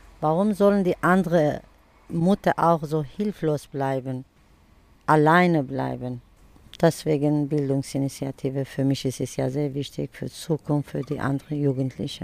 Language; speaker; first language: German; early bilingual, other home language; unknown